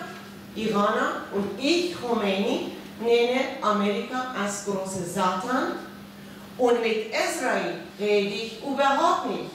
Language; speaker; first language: German; non-native, fluent; Persian